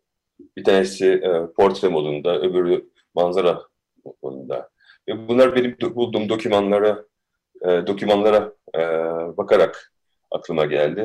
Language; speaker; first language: Turkish; early bilingual, heritage; Turkish